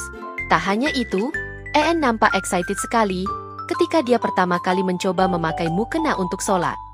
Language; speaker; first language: Indonesian; native; Indonesian